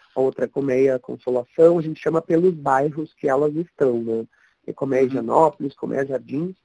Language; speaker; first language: Portuguese; native; Portuguese